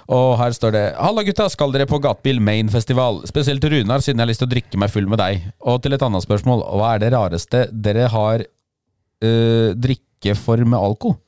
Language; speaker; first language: Norwegian; early bilingual, other home language; Polish